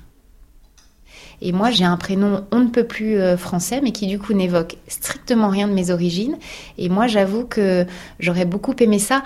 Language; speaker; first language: French; native; French